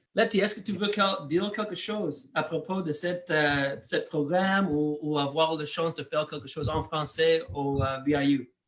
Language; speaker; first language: French; non-native, learner; English